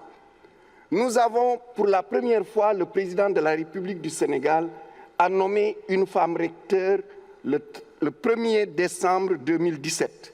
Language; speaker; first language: French; non-native, local second language; Wolof